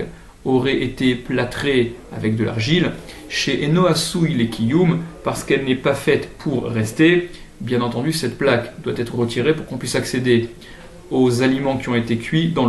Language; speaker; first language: French; native; French